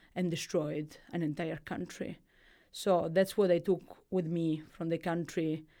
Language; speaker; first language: English; non-native, fluent; Italian